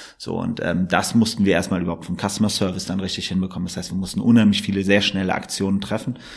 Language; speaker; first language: German; native; German